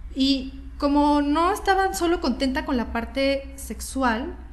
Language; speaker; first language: Spanish; native; Spanish